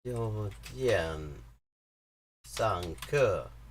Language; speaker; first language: Chinese; non-native, learner; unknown